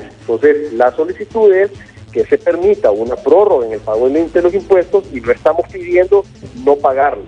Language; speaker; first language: Spanish; native; Spanish